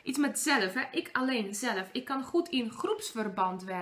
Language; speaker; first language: Dutch; non-native, fluent; Polish